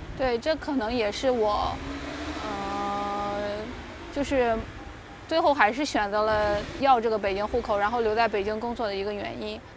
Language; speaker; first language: Chinese; native; Chinese